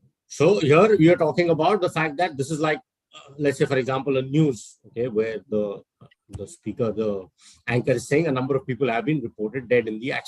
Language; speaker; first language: English; non-native, fluent; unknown